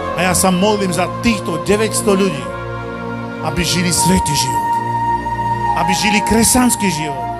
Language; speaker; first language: Slovak; non-native, local second language; Romany